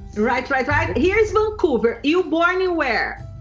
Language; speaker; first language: English; non-native, learner; Portuguese